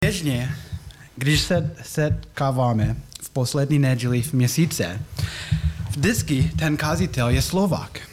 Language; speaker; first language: Czech; non-native, learner; English